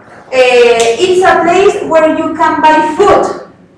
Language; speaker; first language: English; non-native, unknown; Spanish